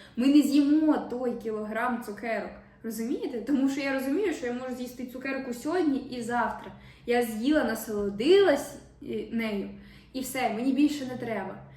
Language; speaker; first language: Ukrainian; non-native, local second language; Russian